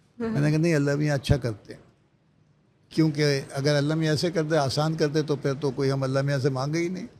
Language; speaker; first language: Urdu; native; Urdu